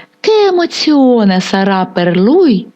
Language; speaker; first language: Italian; non-native, fluent; Ukrainian